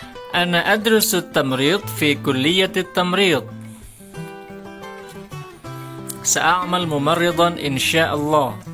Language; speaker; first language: Arabic; non-native, fluent; Indonesian